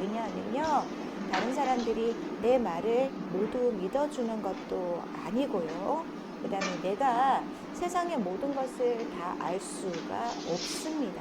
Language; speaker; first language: Korean; native; Korean